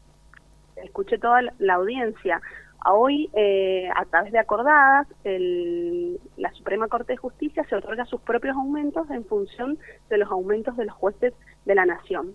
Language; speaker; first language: Spanish; native; Spanish